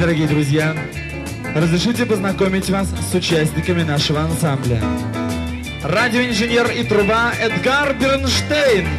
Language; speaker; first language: Russian; native; Russian